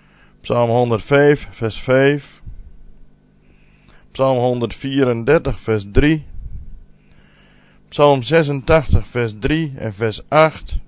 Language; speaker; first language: Dutch; native; Dutch